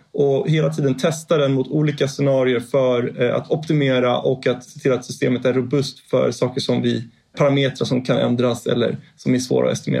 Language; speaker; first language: Swedish; native; Swedish